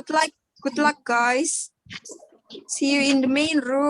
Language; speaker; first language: English; non-native, learner; Indonesian